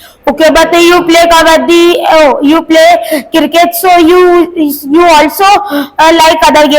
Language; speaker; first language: English; non-native, learner; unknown